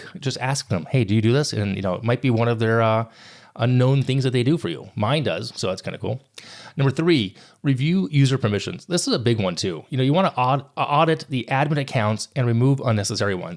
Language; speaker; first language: English; native; English